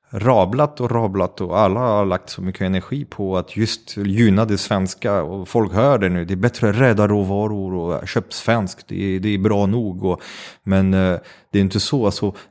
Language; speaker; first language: Swedish; non-native, fluent; French